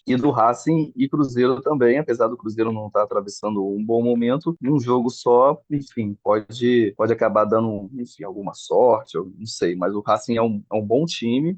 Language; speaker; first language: Portuguese; native; Portuguese